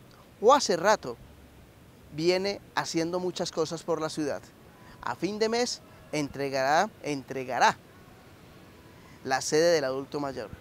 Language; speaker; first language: Spanish; native; Spanish